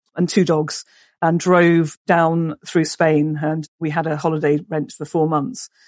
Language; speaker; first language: English; native; English